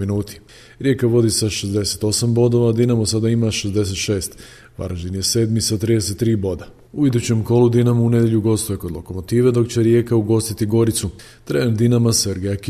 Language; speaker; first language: Croatian; native; Croatian